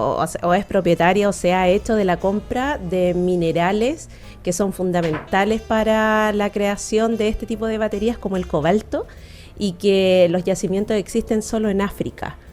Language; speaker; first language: Spanish; native; Spanish